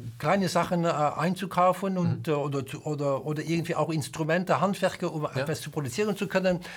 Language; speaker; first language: German; non-native, local second language; Luxembourgish